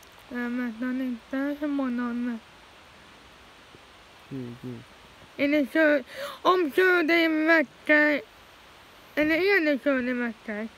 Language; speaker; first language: Swedish; early bilingual, other home language; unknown